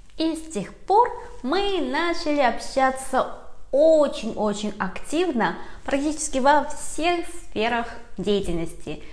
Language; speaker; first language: Russian; early bilingual, other home language; Korean